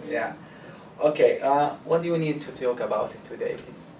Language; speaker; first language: English; non-native, learner; Arabic